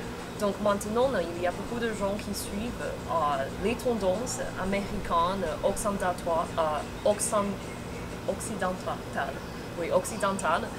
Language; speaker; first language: French; non-native, fluent; Chinese